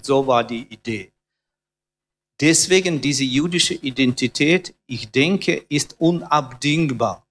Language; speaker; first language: German; non-native, fluent; Russian